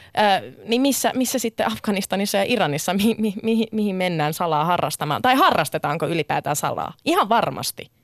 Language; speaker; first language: Finnish; early bilingual, other home language; Sinhala